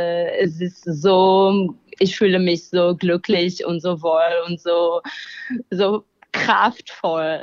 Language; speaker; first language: German; non-native, learner; Portuguese